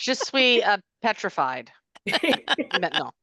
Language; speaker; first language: French; non-native, learner; English